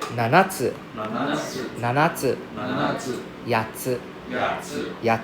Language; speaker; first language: Japanese; non-native, fluent; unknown